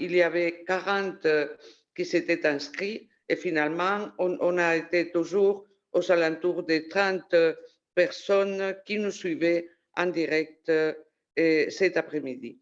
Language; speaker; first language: French; non-native, fluent; Spanish